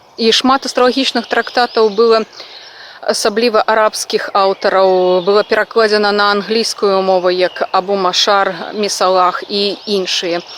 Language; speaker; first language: Belarusian; non-native, local second language; Russian